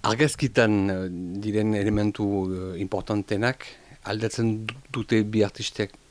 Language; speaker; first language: Basque; non-native, local second language; French